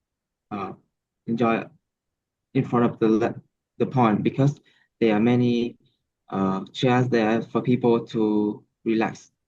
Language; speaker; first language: English; non-native, learner; Vietnamese